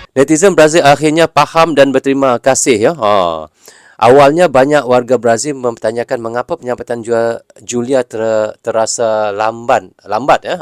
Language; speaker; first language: Malay; native; Malay